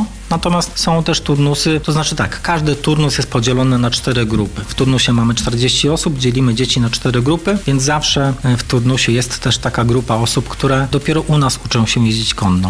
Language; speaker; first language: Polish; native; Polish